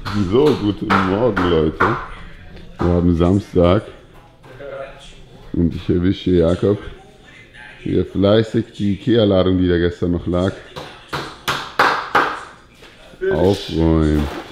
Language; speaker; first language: German; native; German